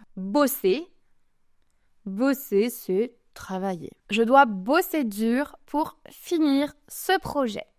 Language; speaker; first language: French; native; French